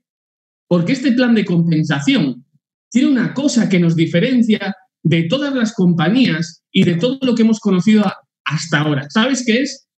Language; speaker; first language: Spanish; native; Spanish